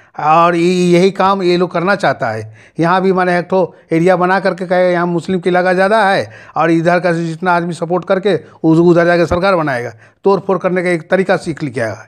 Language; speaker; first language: Hindi; native; Hindi